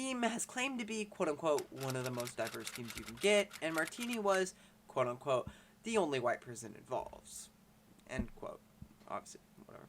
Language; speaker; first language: English; native; English